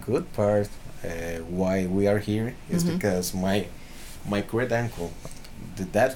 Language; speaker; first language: English; non-native, fluent; Spanish